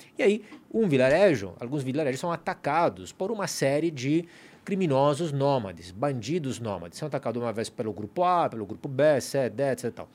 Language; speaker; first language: Portuguese; non-native, fluent; Italian